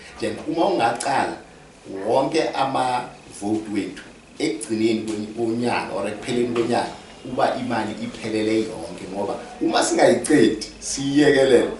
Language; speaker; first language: Zulu; non-native, local second language; Northern Sotho